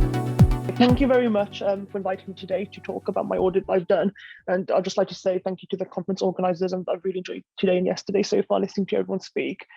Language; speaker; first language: English; native; English